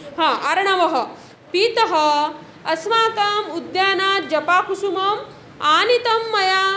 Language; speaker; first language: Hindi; non-native, local second language; Marathi